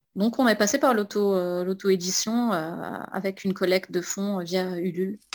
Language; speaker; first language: French; native; French